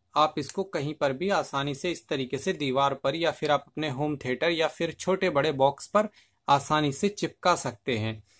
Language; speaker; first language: Hindi; native; Hindi